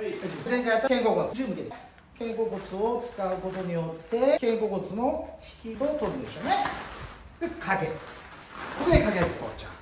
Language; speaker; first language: Japanese; native; Japanese